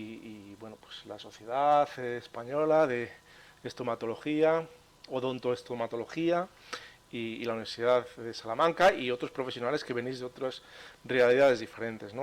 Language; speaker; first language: Spanish; native; Spanish